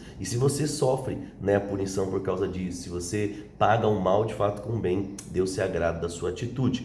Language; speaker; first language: Portuguese; native; Portuguese